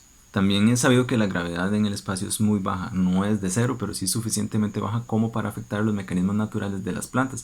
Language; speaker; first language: Spanish; native; Spanish